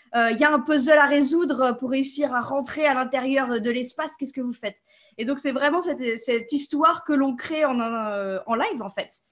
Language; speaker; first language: French; native; French